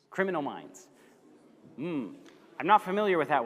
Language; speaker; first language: English; native; English